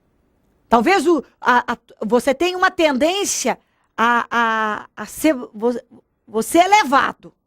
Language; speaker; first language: Portuguese; native; Portuguese